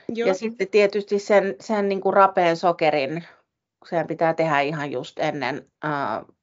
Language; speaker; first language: Finnish; native; Finnish